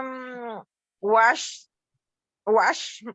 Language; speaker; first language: English; non-native, learner; Spanish